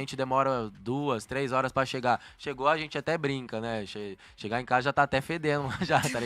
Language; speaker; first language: Portuguese; native; Portuguese